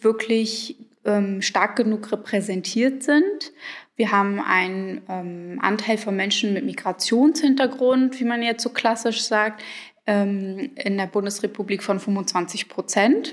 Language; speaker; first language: German; early bilingual, other home language; Arabic